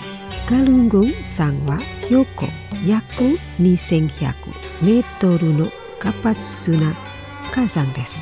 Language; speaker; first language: Japanese; non-native, fluent; Indonesian